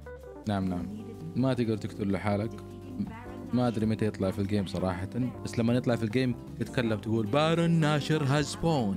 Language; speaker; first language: Arabic; native; Arabic